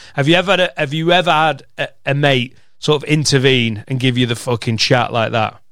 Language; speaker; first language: English; native; English